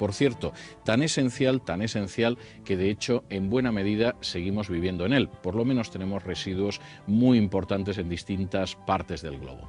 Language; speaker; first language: Spanish; native; Spanish